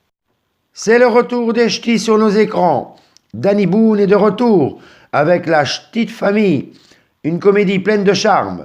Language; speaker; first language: French; native; French